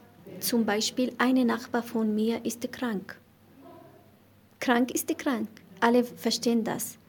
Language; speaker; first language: German; non-native, learner; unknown